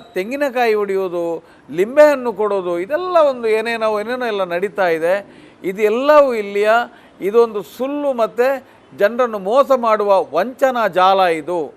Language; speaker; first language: Kannada; non-native, local second language; Tulu